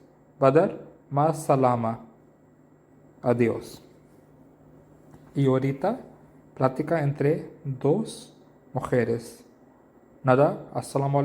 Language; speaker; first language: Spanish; non-native, learner; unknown